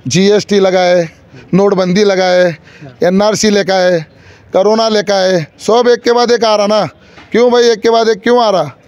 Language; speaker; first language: Hindi; native; Hindi